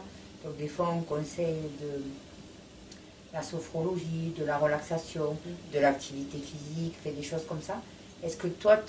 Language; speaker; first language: French; native; French